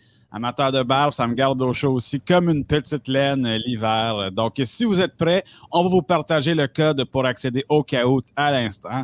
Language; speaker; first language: French; native; French